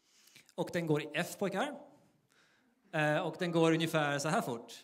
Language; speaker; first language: Swedish; native; Swedish